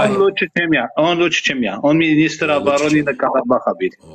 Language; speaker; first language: Russian; non-native, fluent; Armenian